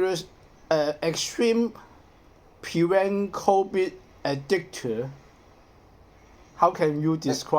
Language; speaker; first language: English; non-native, learner; Cantonese